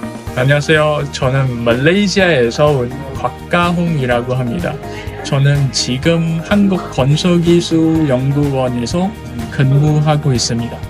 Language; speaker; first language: Korean; non-native, fluent; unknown